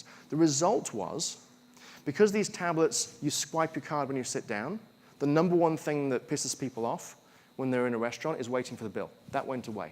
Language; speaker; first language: English; native; English